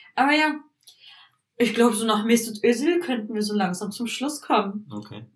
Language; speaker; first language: German; early bilingual, other home language; Turkish